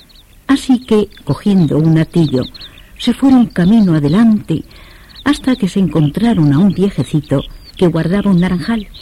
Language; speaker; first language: Spanish; native; Spanish